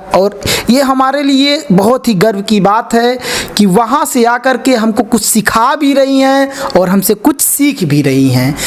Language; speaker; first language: Hindi; native; Hindi